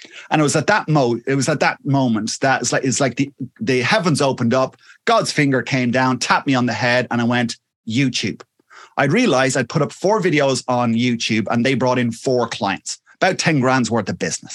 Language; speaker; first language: English; native; English